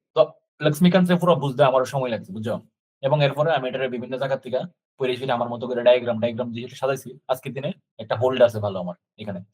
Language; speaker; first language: Bangla; native; Bangla